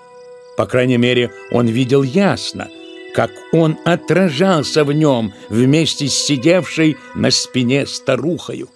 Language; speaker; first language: Russian; native; Russian